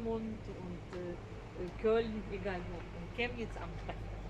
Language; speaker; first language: German; non-native, learner; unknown